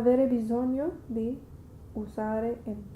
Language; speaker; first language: Italian; non-native, learner; English